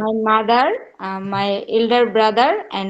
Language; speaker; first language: English; non-native, learner; Bangla